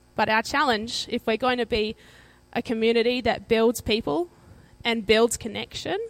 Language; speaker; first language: English; native; English